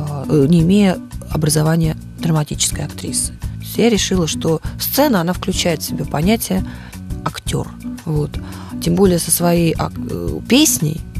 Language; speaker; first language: Russian; native; Russian